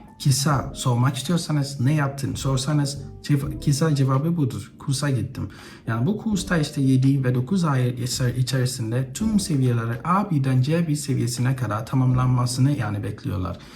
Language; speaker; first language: Turkish; non-native, fluent; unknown